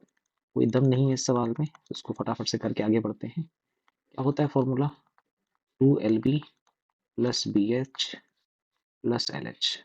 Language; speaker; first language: Hindi; native; Hindi